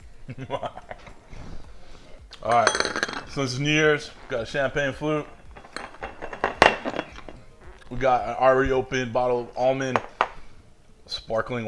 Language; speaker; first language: English; native; English